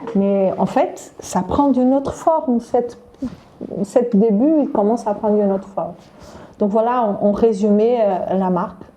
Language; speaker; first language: French; non-native, fluent; Portuguese